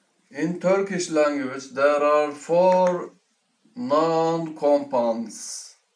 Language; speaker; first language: English; non-native, learner; Turkish